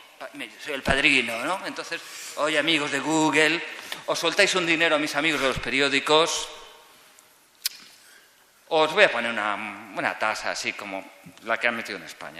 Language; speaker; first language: Spanish; native; Spanish